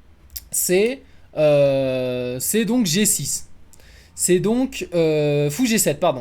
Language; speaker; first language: French; native; French